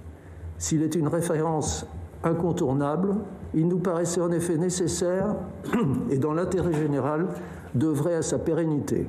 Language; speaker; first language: French; native; French